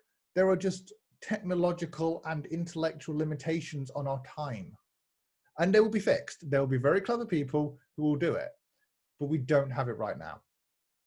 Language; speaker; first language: English; native; English